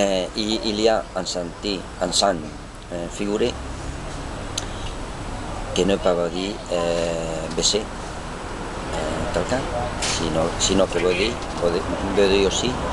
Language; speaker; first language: French; non-native, learner; Spanish